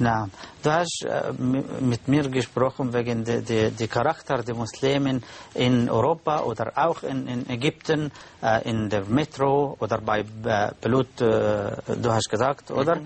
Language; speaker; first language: German; non-native, learner; Arabic